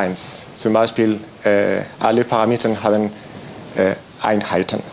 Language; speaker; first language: German; non-native, learner; Spanish